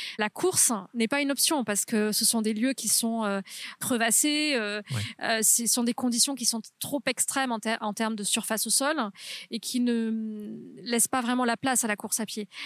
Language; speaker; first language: French; native; French